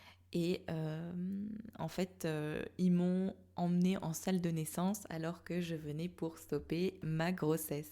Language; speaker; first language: French; native; French